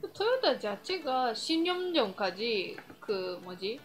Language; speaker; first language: Korean; non-native, fluent; Japanese